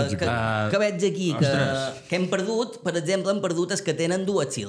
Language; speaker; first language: Catalan; native; Catalan